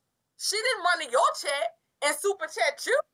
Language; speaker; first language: English; native; English